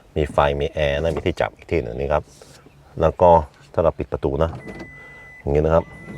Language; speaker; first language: Thai; non-native, fluent; Norwegian